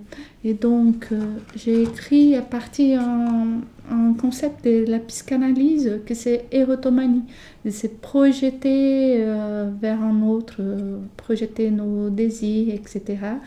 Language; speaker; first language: French; non-native, fluent; Portuguese